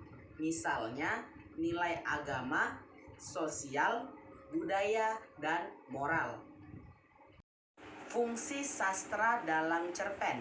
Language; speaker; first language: Indonesian; native; Indonesian